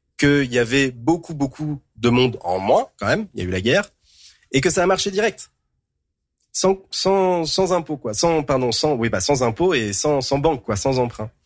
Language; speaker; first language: French; native; French